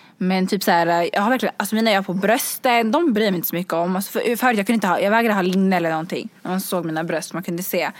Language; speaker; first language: Swedish; early bilingual, other home language; Kurdish